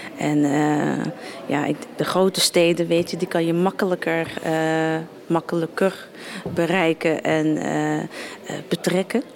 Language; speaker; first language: Dutch; native; Dutch